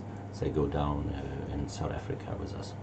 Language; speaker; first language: English; non-native, learner; German